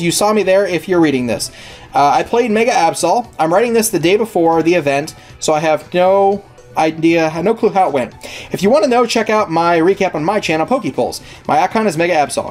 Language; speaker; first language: English; native; English